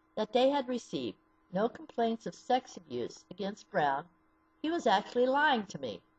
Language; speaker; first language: English; native; English